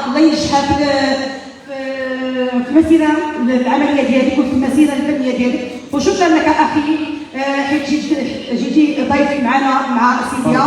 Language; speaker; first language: Arabic; native; Arabic